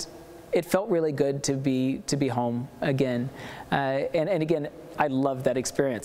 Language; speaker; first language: English; native; English